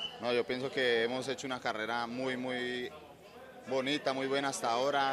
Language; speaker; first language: Spanish; native; Spanish